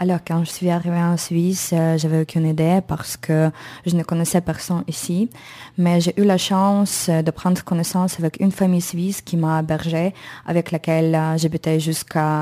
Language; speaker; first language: French; non-native, learner; Ukrainian